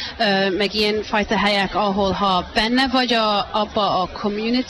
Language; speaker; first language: Hungarian; early bilingual, heritage; Hungarian